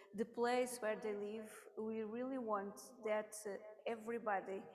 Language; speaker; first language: English; non-native, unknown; Portuguese